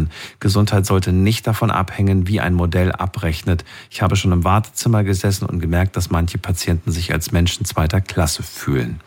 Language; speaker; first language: German; native; German